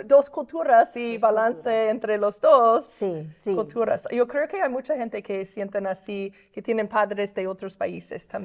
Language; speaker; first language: Spanish; non-native, fluent; English